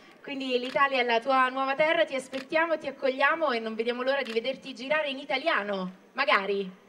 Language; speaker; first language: Italian; native; Italian